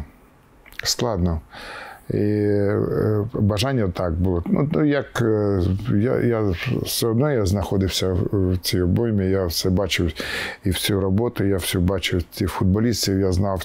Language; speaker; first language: Ukrainian; non-native, local second language; Russian